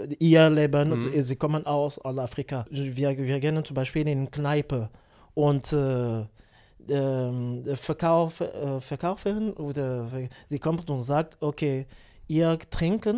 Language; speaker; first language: German; non-native, learner; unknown